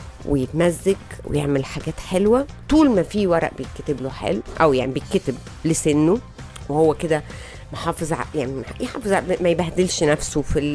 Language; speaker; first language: Arabic; native; Arabic